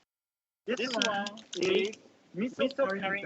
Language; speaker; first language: English; non-native, learner; Japanese